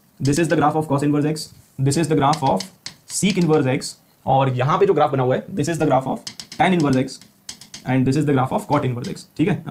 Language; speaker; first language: Hindi; native; Hindi